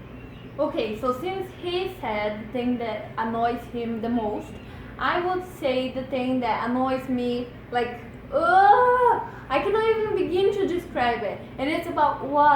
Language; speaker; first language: English; non-native, fluent; Portuguese